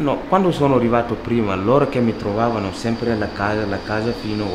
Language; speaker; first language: Italian; non-native, learner; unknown